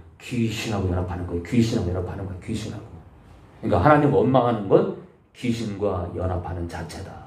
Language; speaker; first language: Korean; native; Korean